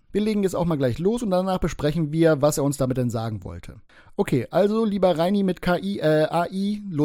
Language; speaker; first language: German; native; German